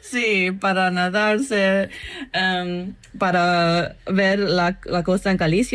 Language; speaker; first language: Spanish; non-native, learner; English